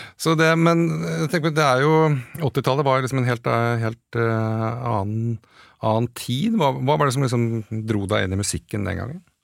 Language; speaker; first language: Norwegian; native; Norwegian